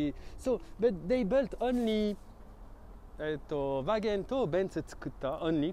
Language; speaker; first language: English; non-native, learner; French